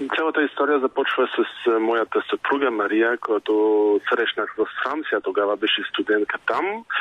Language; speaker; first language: Bulgarian; non-native, fluent; French